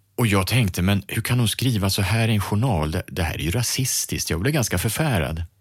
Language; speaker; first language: Swedish; native; Swedish